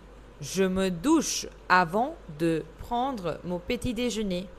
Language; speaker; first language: French; non-native, fluent; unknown